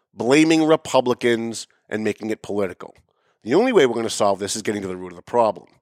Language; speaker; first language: English; native; English